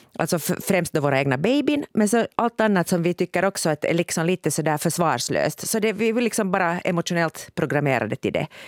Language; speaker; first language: Swedish; native; Swedish